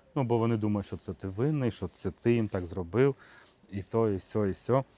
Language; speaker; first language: Ukrainian; native; Ukrainian